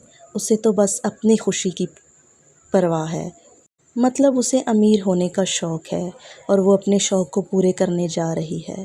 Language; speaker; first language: Urdu; native; Urdu